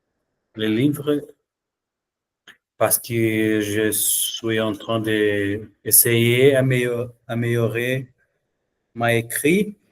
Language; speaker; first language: French; non-native, learner; Portuguese